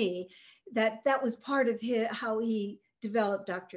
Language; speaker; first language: English; early bilingual, other home language; Norwegian